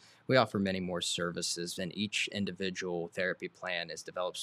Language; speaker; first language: English; native; English